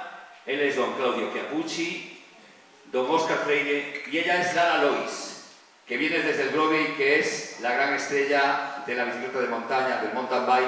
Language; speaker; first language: Spanish; native; Spanish